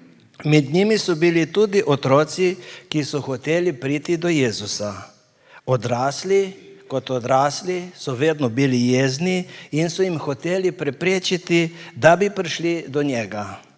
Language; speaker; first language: Slovenian; native; Slovenian